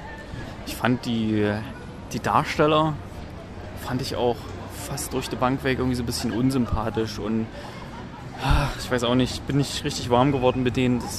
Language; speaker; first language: German; native; German